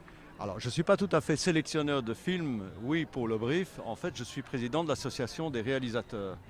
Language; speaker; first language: French; native; French